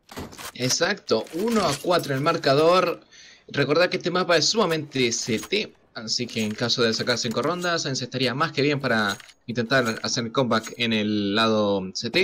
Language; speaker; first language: Spanish; native; Spanish